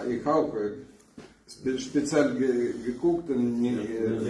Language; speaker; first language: German; non-native, learner; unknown